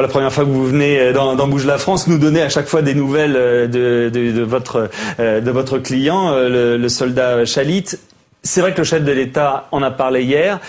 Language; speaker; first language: French; native; French